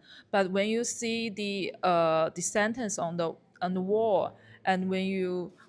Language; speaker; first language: English; non-native, learner; Chinese